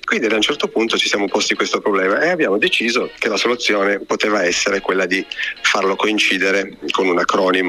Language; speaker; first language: Italian; native; Italian